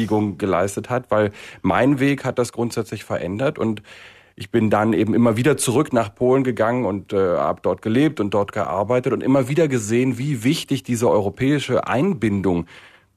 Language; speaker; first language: German; native; German